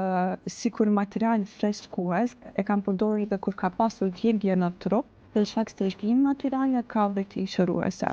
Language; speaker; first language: Albanian; native; Albanian